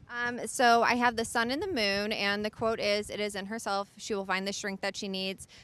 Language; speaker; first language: English; native; English